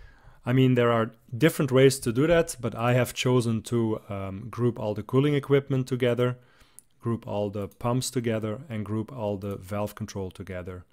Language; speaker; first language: English; non-native, fluent; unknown